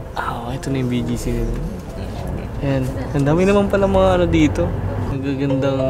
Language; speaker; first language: Filipino; native; Filipino